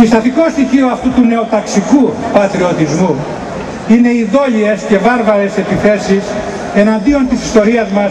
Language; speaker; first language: Greek; native; Greek